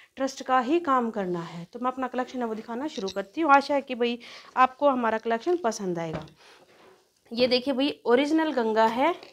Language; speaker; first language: Hindi; native; Hindi